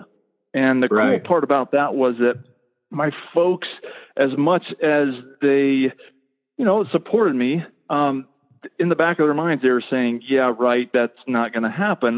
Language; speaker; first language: English; native; English